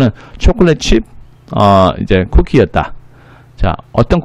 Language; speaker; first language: Korean; native; Korean